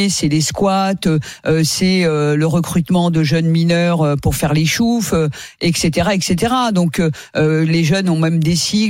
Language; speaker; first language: French; native; French